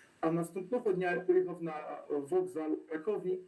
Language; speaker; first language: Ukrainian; non-native, learner; Polish